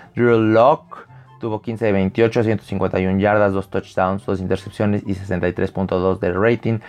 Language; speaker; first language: Spanish; native; Spanish